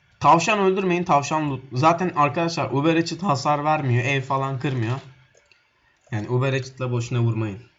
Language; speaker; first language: Turkish; native; Turkish